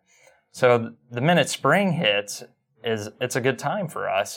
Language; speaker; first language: English; native; English